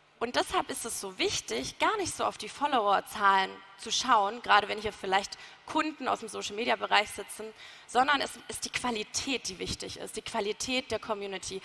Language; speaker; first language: German; native; German